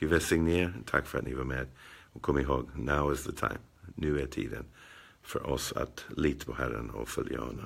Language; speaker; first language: Swedish; non-native, fluent; English